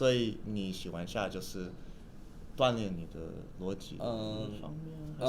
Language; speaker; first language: Chinese; early bilingual, heritage; English